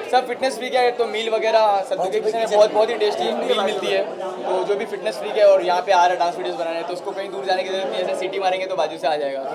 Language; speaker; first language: Hindi; native; Hindi